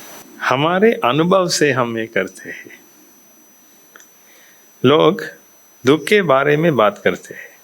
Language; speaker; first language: Hindi; non-native, fluent; Sinhala